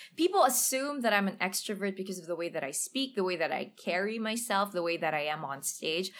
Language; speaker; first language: English; non-native, local second language; Filipino